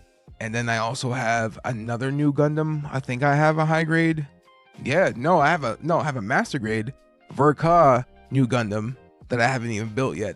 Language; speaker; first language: English; native; English